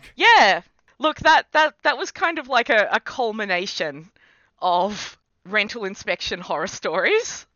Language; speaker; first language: English; native; English